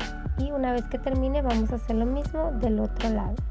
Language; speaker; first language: Spanish; native; Spanish